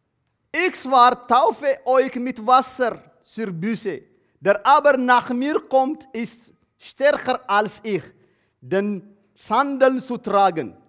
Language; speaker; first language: German; non-native, learner; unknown